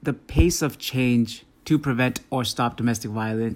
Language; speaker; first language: English; non-native, local second language; Hindi